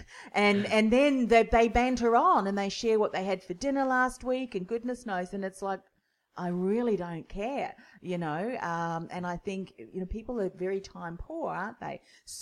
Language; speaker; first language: English; native; English